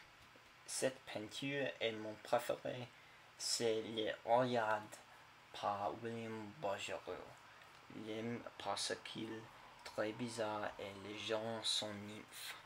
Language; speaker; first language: French; non-native, learner; English